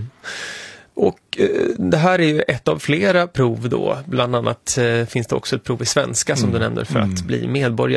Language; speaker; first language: Swedish; native; Swedish